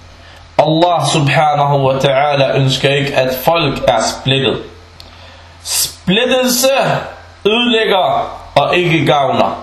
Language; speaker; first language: Danish; non-native, local second language; Arabic